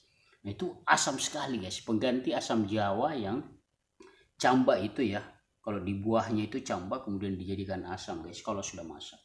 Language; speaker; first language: Indonesian; non-native, local second language; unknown